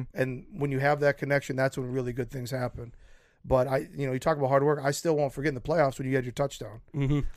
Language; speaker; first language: English; native; English